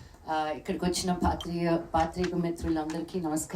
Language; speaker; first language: Telugu; native; Telugu